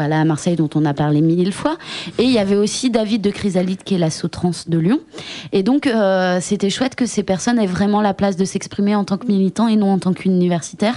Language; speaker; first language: French; native; French